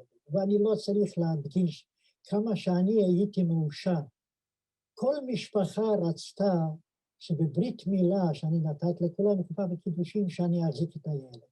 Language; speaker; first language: Hebrew; non-native, fluent; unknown